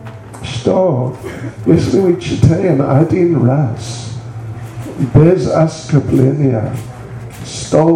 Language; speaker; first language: Russian; non-native, learner; English